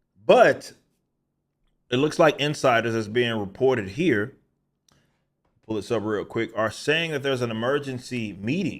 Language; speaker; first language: English; native; English